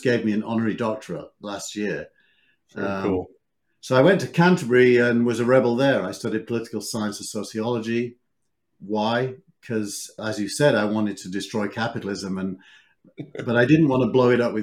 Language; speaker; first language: English; native; English